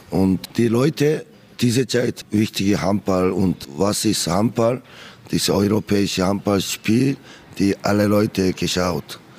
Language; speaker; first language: German; non-native, learner; Korean